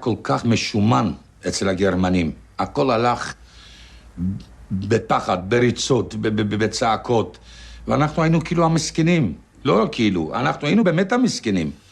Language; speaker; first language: Hebrew; non-native, fluent; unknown